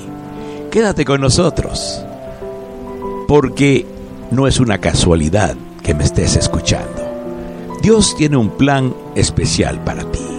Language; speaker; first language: Spanish; native; Spanish